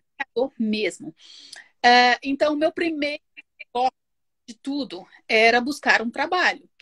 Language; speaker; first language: Portuguese; native; Portuguese